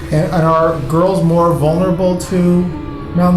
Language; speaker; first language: English; native; English